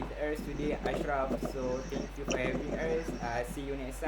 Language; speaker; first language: English; non-native, local second language; Malay